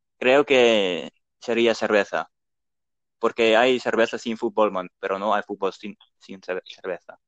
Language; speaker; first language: Spanish; non-native, learner; Dutch